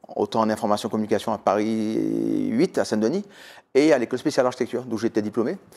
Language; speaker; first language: French; native; French